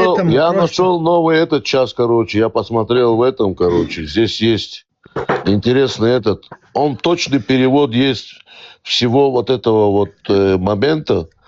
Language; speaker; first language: Russian; native; Russian